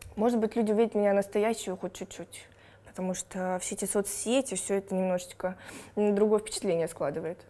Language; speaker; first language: Russian; native; Russian